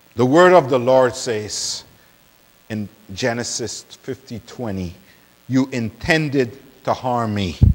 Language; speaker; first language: English; non-native, fluent; Spanish